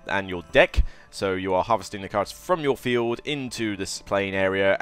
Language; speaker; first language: English; native; English